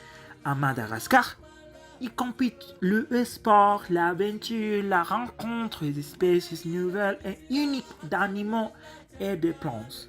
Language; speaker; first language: French; non-native, learner; Spanish